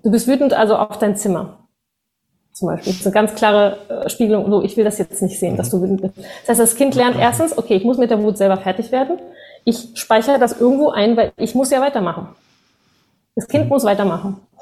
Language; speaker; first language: German; non-native, fluent; Spanish